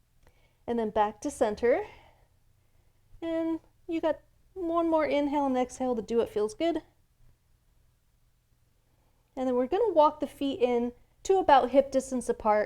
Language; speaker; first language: English; native; English